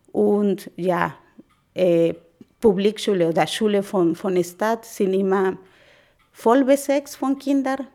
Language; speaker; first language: German; non-native, learner; Spanish